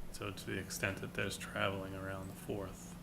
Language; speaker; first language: English; native; English